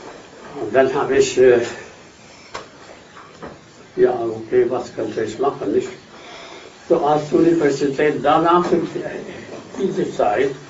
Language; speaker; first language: German; non-native, fluent; Hindi